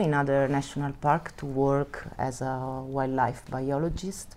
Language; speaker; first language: English; non-native, fluent; Italian